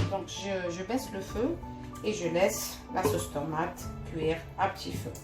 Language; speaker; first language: French; non-native, local second language; Arabic